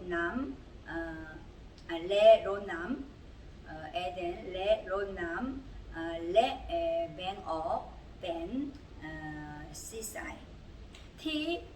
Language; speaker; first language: Thai; non-native, learner; Korean